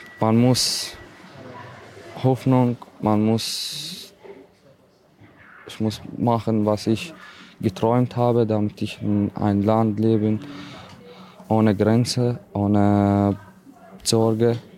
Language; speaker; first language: German; non-native, learner; Arabic